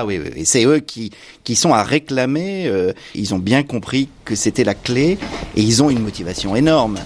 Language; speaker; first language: French; native; French